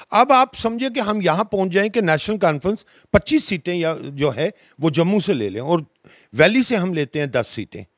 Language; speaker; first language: Hindi; non-native, local second language; Dogri